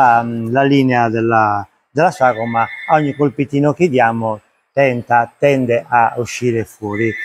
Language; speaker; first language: Italian; native; Italian